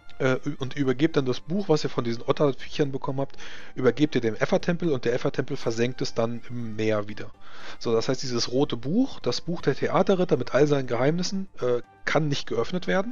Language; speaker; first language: German; native; German